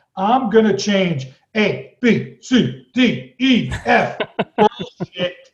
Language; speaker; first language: English; native; English